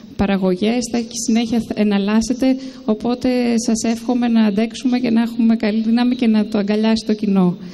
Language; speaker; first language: Greek; native; Greek